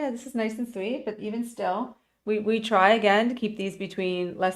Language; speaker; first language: English; native; English